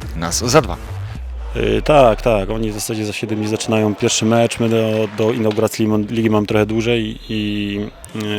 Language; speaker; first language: Polish; native; Polish